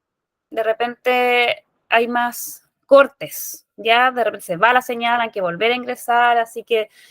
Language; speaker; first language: Spanish; native; Spanish